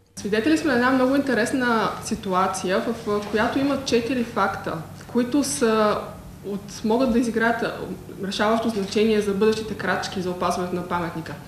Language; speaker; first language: Bulgarian; native; Bulgarian